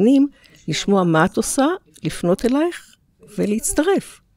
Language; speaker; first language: Hebrew; native; Hebrew